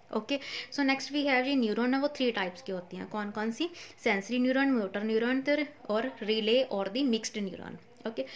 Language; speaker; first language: Hindi; non-native, local second language; Punjabi